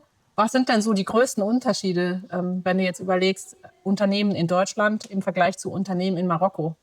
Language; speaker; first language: German; native; German